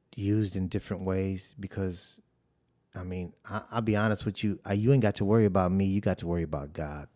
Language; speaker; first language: English; native; English